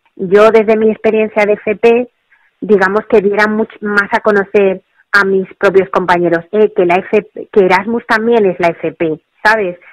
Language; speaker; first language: Spanish; native; Spanish